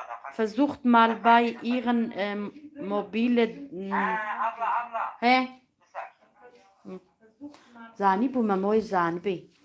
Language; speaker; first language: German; non-native, learner; Kurdish